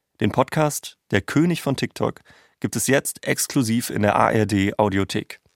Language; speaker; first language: German; native; German